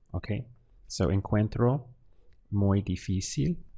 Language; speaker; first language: Spanish; non-native, fluent; English